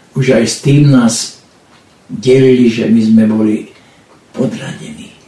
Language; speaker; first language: Slovak; non-native, local second language; Hungarian